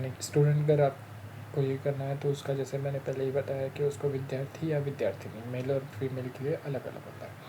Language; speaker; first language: Hindi; non-native, local second language; Marathi